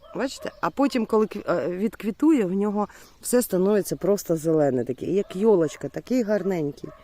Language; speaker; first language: Ukrainian; non-native, local second language; Russian